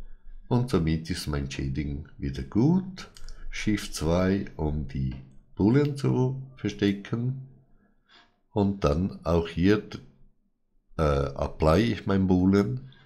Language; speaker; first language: German; non-native, fluent; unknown